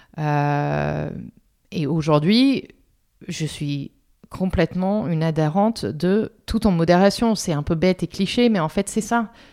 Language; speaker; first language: French; non-native, fluent; English